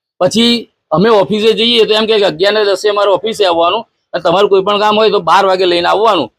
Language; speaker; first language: Gujarati; native; Gujarati